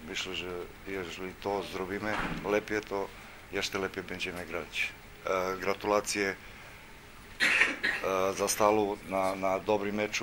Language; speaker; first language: Polish; non-native, learner; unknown